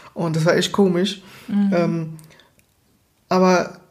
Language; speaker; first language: German; early bilingual, other home language; Portuguese